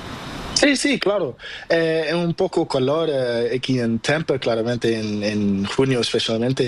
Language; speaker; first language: Spanish; non-native, learner; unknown